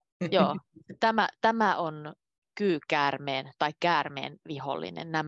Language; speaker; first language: Finnish; native; Finnish